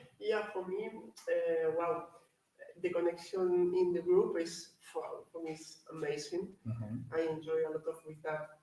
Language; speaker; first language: English; non-native, learner; Spanish